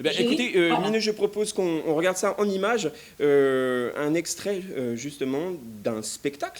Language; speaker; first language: French; native; French